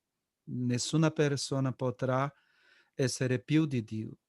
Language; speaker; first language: Italian; non-native, fluent; Portuguese